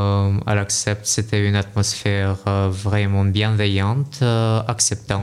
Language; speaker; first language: French; non-native, learner; Russian